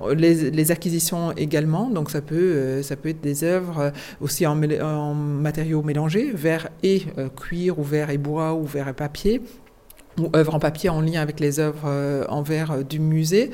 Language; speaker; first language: French; native; French